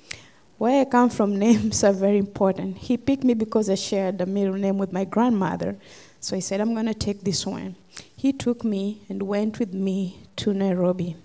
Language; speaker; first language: English; non-native, local second language; Luo (Kenya and Tanzania)